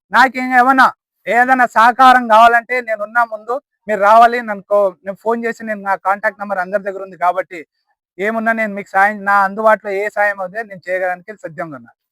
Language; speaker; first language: Telugu; non-native, local second language; Lambadi